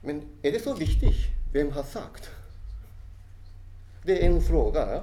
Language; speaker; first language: Swedish; non-native, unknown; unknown